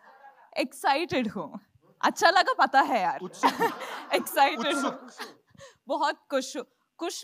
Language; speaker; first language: Hindi; non-native, local second language; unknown